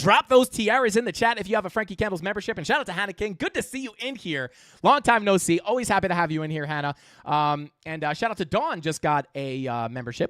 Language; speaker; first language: English; native; English